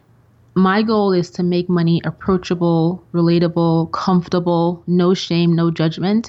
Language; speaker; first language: English; non-native, local second language; Yoruba